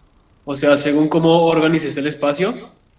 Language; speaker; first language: Spanish; native; Spanish